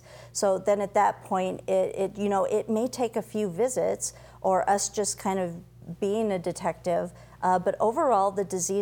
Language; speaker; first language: English; native; English